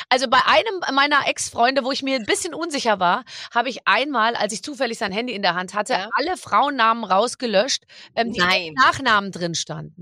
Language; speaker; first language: German; native; German